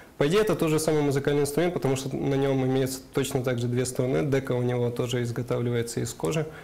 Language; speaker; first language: Russian; non-native, local second language; Karachay-Balkar